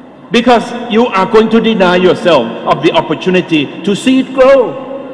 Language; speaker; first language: English; non-native, fluent; Thai